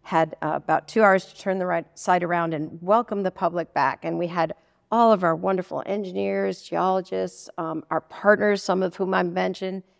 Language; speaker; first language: English; native; English